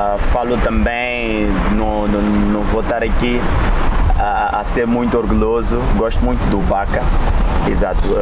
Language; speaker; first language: Portuguese; non-native, local second language; Tsonga